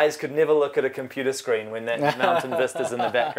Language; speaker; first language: English; native; English